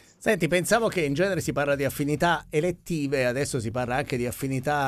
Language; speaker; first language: Italian; native; Italian